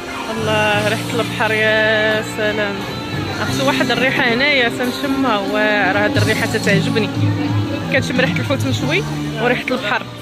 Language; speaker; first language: Arabic; native; Arabic